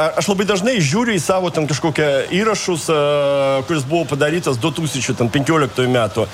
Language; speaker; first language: Lithuanian; non-native, fluent; Russian